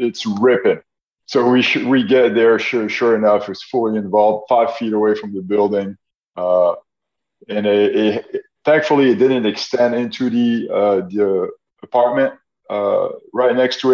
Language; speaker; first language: English; non-native, fluent; French